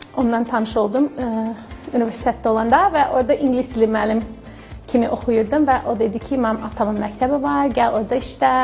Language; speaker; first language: Azerbaijani; non-native, fluent; English